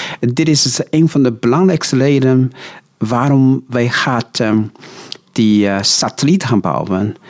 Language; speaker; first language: Dutch; non-native, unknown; Chinese